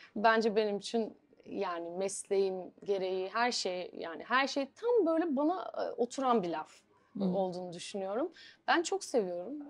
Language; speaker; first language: Turkish; non-native, fluent; Bulgarian